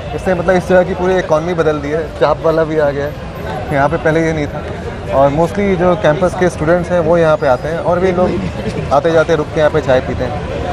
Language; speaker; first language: Hindi; native; Hindi